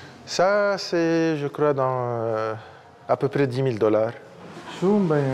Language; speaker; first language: French; non-native, local second language; Arabic